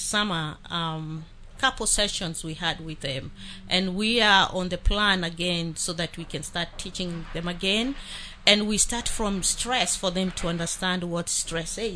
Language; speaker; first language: English; non-native, local second language; Kikuyu